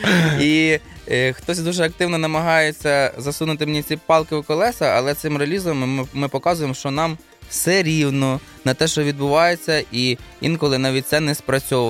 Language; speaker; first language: Ukrainian; non-native, local second language; Russian